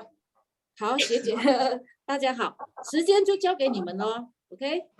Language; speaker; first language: Chinese; non-native, fluent; Indonesian